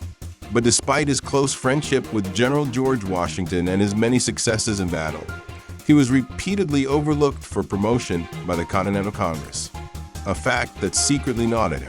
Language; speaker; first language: English; native; English